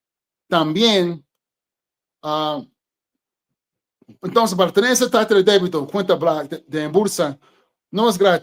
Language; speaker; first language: Spanish; non-native, fluent; English